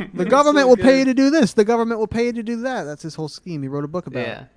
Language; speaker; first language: English; native; English